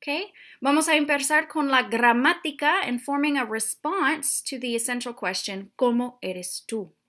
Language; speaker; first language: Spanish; non-native, fluent; English